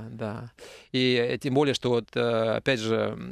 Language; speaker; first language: Russian; native; Russian